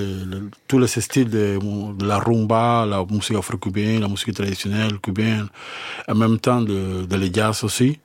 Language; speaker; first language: French; non-native, fluent; Spanish